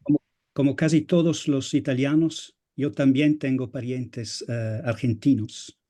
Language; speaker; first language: Spanish; non-native, fluent; Italian